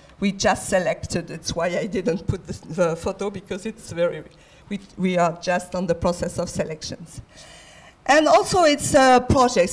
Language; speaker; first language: English; non-native, fluent; French